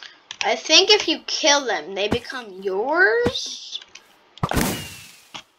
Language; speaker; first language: English; native; English